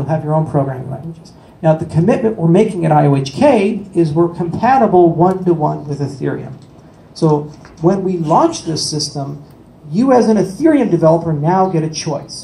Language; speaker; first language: English; native; English